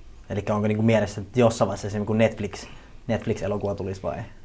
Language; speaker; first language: Finnish; native; Finnish